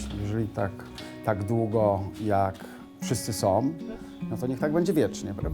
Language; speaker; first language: Polish; native; Polish